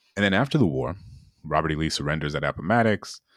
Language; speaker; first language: English; native; English